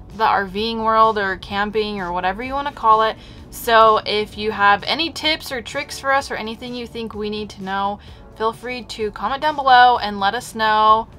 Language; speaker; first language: English; native; English